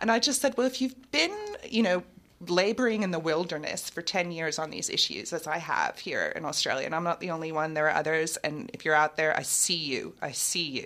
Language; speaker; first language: English; native; English